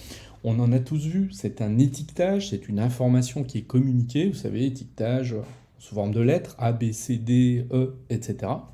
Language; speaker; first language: French; native; French